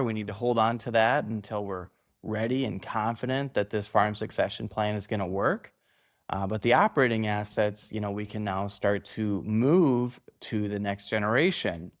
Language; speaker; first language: English; native; English